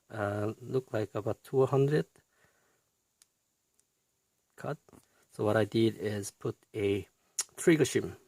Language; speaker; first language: English; non-native, fluent; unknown